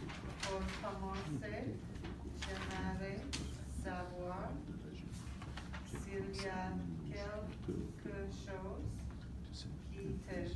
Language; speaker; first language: French; non-native, learner; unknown